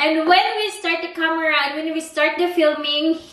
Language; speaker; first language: English; non-native, learner; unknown